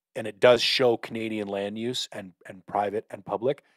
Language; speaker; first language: English; native; English